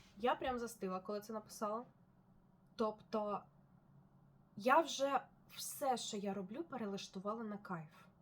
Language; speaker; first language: Ukrainian; non-native, local second language; Russian